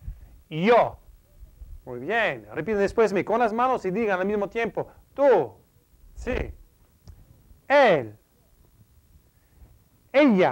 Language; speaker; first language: Spanish; non-native, fluent; English